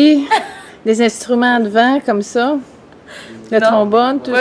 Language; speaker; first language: French; native; French